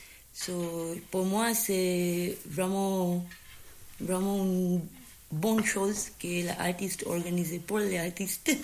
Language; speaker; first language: French; non-native, learner; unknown